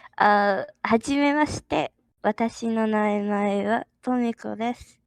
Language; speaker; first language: Japanese; non-native, learner; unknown